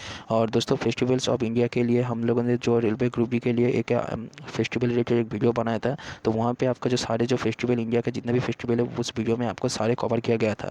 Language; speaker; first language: Hindi; native; Hindi